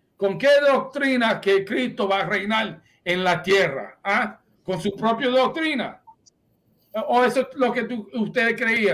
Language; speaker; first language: Spanish; early bilingual, heritage; Spanish